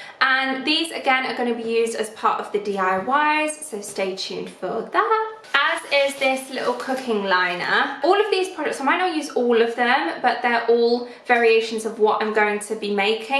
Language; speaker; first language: English; native; English